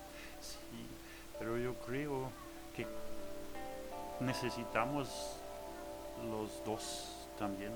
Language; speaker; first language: Spanish; non-native, learner; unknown